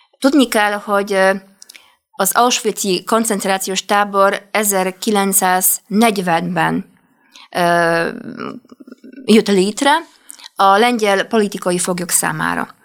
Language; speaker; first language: Hungarian; non-native, fluent; Polish